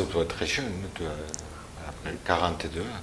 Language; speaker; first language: French; non-native, learner; Spanish